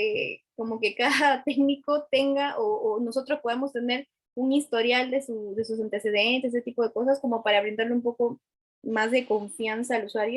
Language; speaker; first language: Spanish; native; Spanish